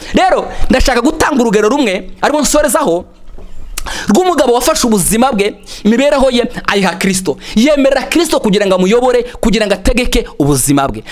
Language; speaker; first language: Kinyarwanda; native; Kinyarwanda